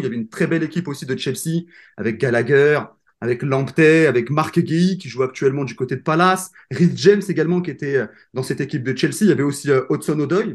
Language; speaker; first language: French; native; French